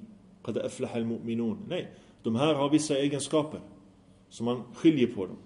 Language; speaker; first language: Swedish; early bilingual, other home language; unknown